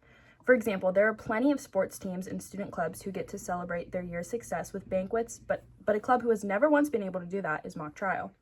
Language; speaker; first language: English; native; English